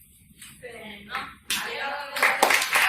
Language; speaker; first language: Japanese; non-native, learner; Korean